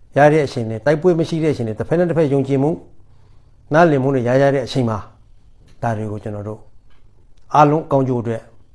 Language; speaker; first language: Burmese; native; Burmese